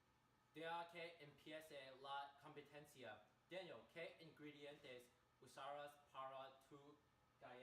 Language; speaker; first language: Spanish; non-native, learner; English